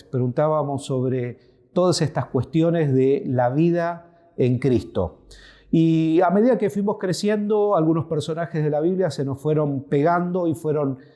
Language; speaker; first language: Spanish; native; Spanish